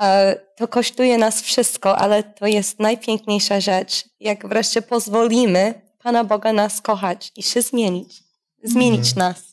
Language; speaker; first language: Polish; non-native, fluent; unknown